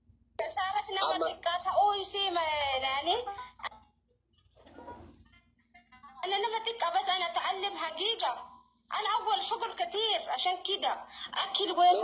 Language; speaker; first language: Arabic; non-native, learner; Oromo